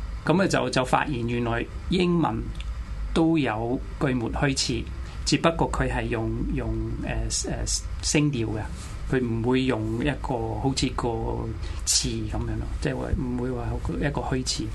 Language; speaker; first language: Cantonese; non-native, fluent; English